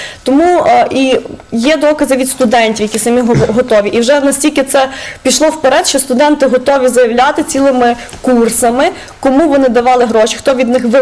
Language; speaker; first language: Ukrainian; native; Ukrainian